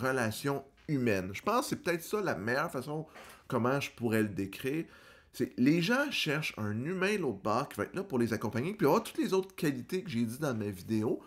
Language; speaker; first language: French; native; French